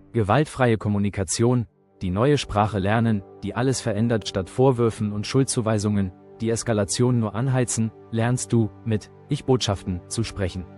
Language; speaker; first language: German; native; German